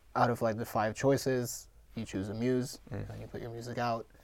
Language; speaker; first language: English; non-native, local second language; Gujarati